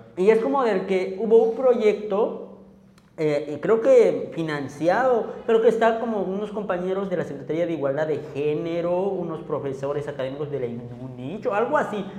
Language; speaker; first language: Spanish; non-native, local second language; Tzotzil